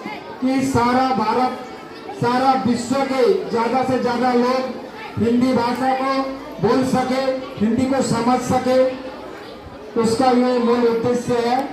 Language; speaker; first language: Hindi; non-native, local second language; Odia